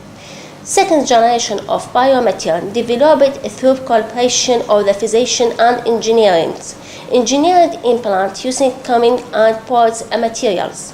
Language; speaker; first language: English; non-native, local second language; Arabic